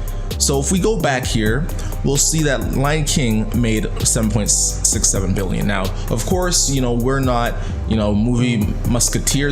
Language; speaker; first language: English; native; English